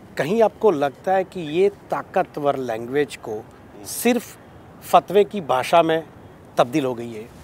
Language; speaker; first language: Hindi; non-native, local second language; Gujarati